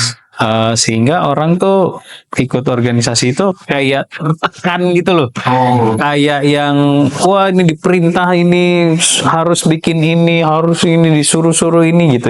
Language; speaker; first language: Indonesian; native; Indonesian